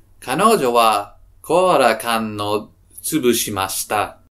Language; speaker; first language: Japanese; non-native, learner; English